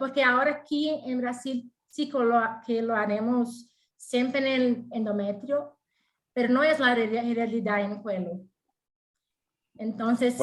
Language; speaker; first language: Spanish; non-native, fluent; Portuguese